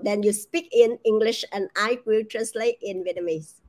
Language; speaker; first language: English; non-native, fluent; Vietnamese